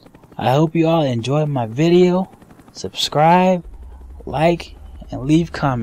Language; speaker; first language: English; native; English